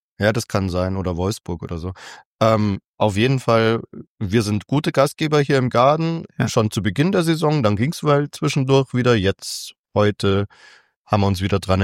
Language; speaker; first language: German; native; German